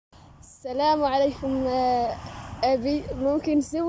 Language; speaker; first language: Arabic; native; Arabic